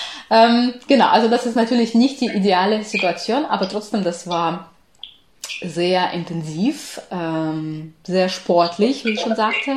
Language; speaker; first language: German; non-native, fluent; Ukrainian